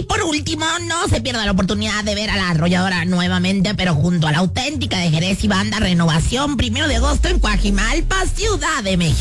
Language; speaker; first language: Spanish; native; Spanish